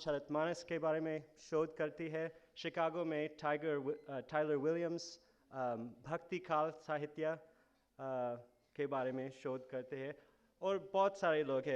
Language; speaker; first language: Hindi; non-native, fluent; English